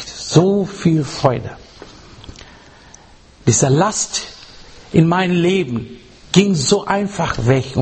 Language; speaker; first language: German; non-native, fluent; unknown